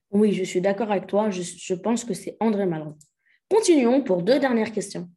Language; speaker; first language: French; non-native, local second language; Wolof